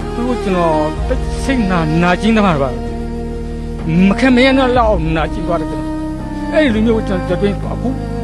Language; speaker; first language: Burmese; non-native, local second language; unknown